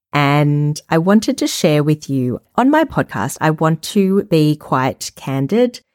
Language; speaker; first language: English; native; English